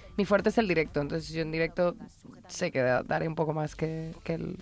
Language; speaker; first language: Spanish; native; Spanish